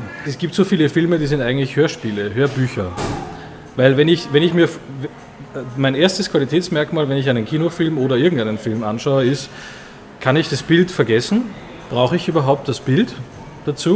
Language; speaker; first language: German; native; German